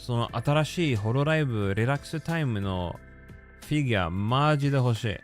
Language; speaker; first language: Japanese; non-native, learner; English